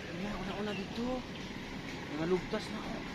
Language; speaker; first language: Filipino; non-native, local second language; Cebuano